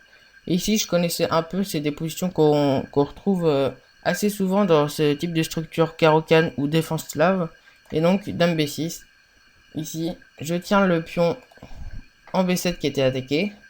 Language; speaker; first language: French; native; French